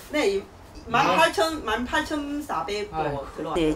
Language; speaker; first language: Korean; non-native, learner; Chinese